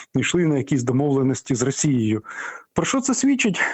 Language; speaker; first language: Ukrainian; native; Ukrainian